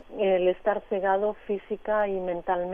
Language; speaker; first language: Spanish; native; Spanish